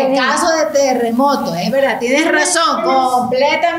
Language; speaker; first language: Spanish; native; Spanish